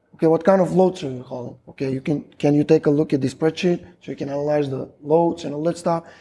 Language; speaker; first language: English; non-native, fluent; Macedonian